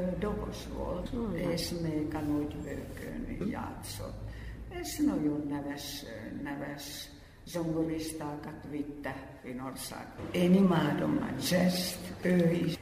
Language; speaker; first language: Hungarian; non-native, fluent; Finnish